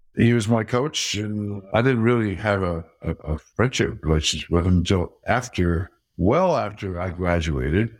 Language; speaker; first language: English; early bilingual, other home language; Dutch